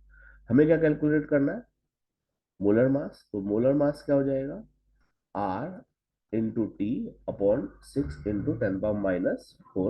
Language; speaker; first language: Hindi; native; Hindi